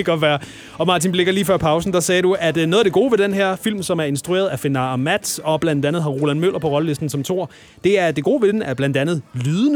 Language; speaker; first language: Danish; native; Danish